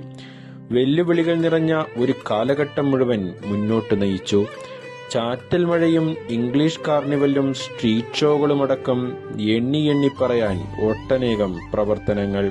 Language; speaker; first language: Malayalam; native; Malayalam